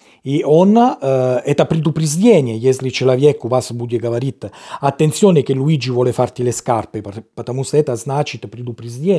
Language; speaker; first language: Russian; non-native, learner; Italian